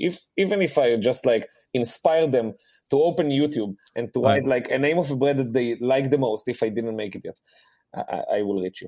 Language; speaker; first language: English; non-native, fluent; Hebrew